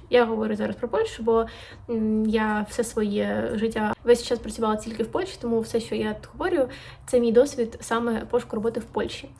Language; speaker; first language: Ukrainian; native; Ukrainian